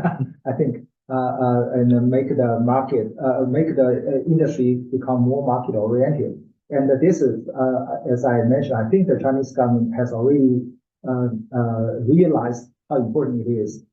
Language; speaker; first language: English; non-native, fluent; Chinese